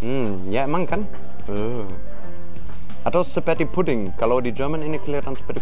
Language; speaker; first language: Indonesian; non-native, fluent; German